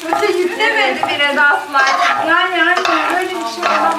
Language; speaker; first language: Turkish; native; Turkish